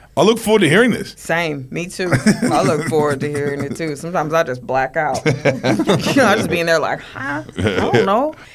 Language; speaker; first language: English; native; English